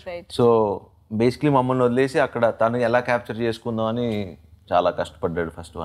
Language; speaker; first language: Telugu; native; Telugu